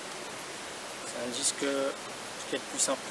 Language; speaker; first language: French; native; French